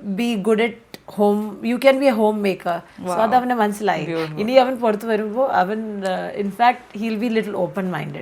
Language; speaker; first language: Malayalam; early bilingual, heritage; Malayalam